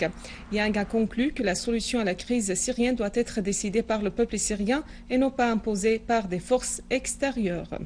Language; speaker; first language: French; non-native, fluent; Arabic